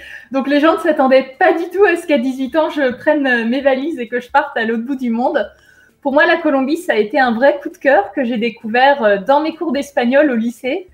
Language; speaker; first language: French; native; French